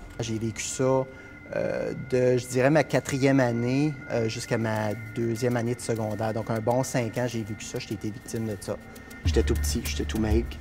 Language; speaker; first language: French; native; French